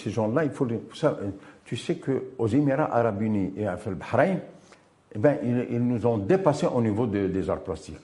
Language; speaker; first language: French; non-native, local second language; Arabic